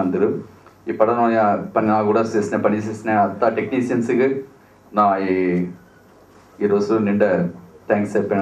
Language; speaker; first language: Telugu; non-native, learner; Tamil